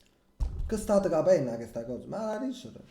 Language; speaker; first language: Italian; native; Italian